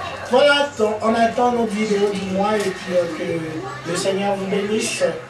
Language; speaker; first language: French; non-native, local second language; Lingala